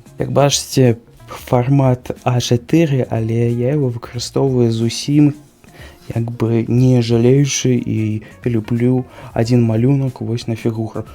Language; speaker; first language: Belarusian; native; Belarusian